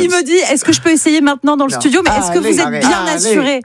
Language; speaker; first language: French; native; French